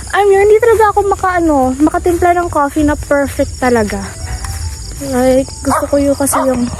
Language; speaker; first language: Filipino; non-native, local second language; Hiligaynon